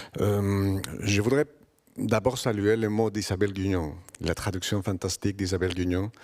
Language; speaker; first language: French; non-native, fluent; Spanish